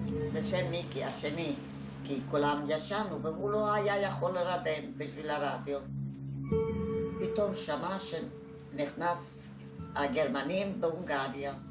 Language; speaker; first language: Hebrew; non-native, fluent; Hungarian